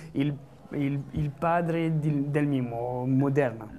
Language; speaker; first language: Italian; non-native, learner; French